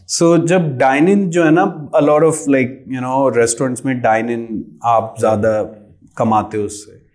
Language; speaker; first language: Urdu; native; Urdu